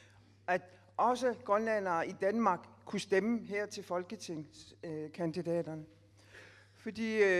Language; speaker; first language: Danish; non-native, local second language; Kalaallisut